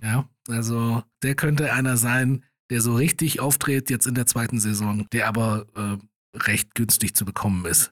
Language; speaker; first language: German; native; German